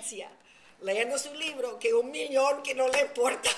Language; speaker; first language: Spanish; early bilingual, heritage; Spanish